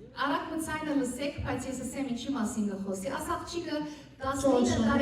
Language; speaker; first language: Armenian; early bilingual, heritage; Armenian